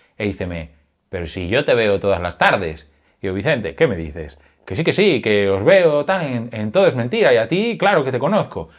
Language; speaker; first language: Spanish; non-native, local second language; Galician